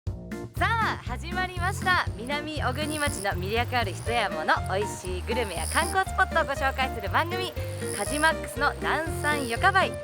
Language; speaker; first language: Japanese; native; Japanese